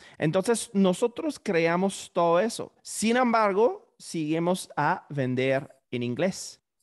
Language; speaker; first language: Spanish; non-native, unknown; French